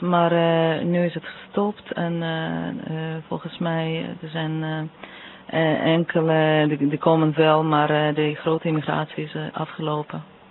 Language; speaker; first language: Dutch; non-native, fluent; Russian